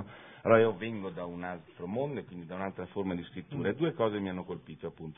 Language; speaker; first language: Italian; native; Italian